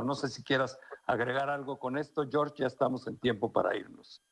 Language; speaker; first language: Spanish; native; Spanish